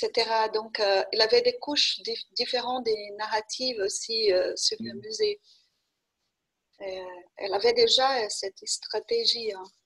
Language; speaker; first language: French; non-native, fluent; Portuguese